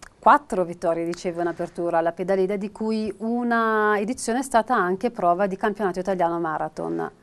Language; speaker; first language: Italian; native; Italian